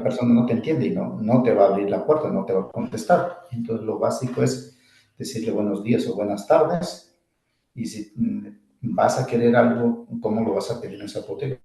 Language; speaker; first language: Spanish; non-native, local second language; Zapotec